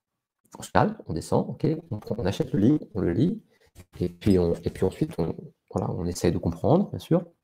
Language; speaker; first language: French; native; French